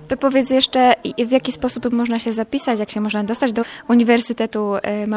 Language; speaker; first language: Polish; native; Polish